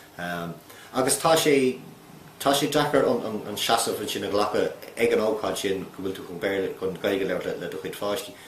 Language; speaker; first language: Irish; native; Irish